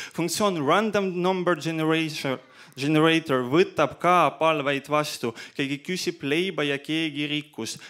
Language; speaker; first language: Estonian; non-native, local second language; Russian